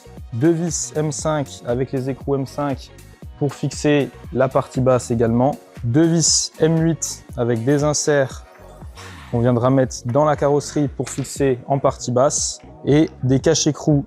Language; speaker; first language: French; native; French